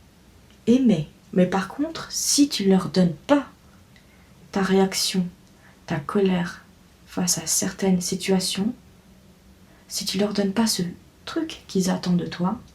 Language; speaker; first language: French; native; French